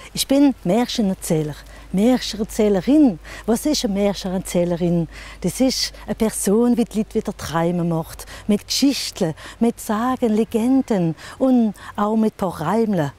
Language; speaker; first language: German; non-native, local second language; French